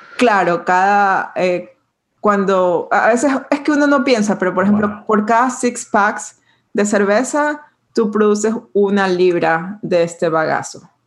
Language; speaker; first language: Spanish; native; Spanish